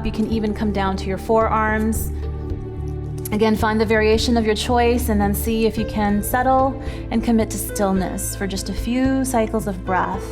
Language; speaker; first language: English; native; English